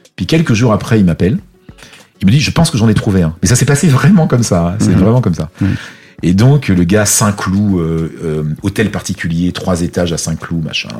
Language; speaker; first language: French; native; French